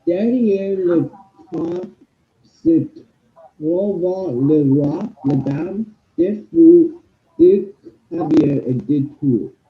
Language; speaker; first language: French; non-native, learner; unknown